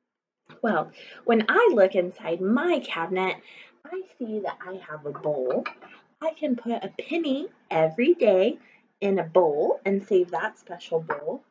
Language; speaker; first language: English; native; English